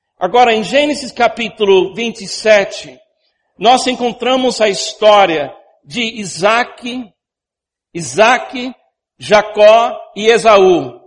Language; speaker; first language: Portuguese; non-native, fluent; English